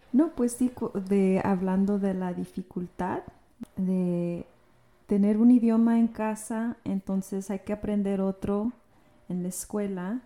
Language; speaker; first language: Spanish; early bilingual, heritage; Spanish